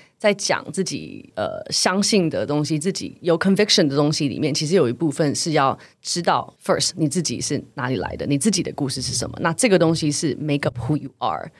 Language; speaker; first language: Chinese; native; Chinese